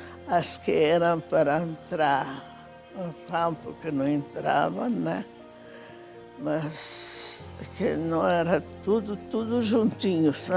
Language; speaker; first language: Portuguese; non-native, fluent; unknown